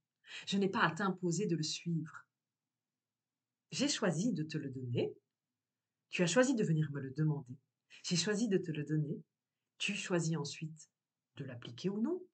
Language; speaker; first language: French; native; French